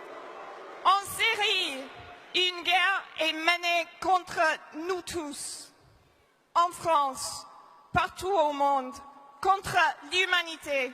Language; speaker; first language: French; non-native, fluent; English